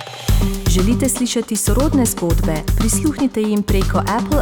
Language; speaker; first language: Slovenian; native; Slovenian